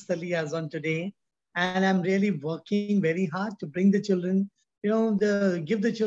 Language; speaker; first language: English; non-native, local second language; Hindi